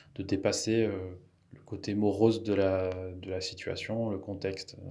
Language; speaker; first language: French; non-native, local second language; Malagasy